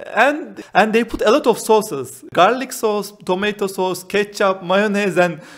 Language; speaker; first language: English; non-native, fluent; Turkish